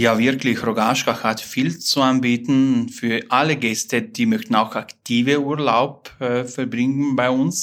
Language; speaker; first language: German; non-native, fluent; Slovenian